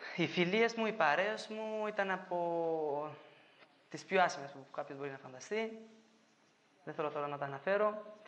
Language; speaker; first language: Greek; non-native, fluent; Albanian